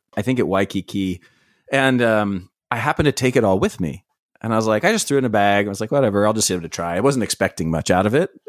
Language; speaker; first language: English; native; English